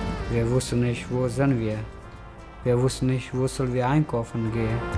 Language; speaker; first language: German; non-native, learner; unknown